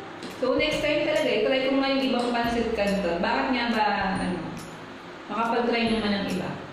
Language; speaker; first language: Filipino; native; Filipino